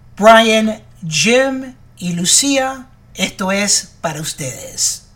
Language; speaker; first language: Spanish; early bilingual, heritage; Spanish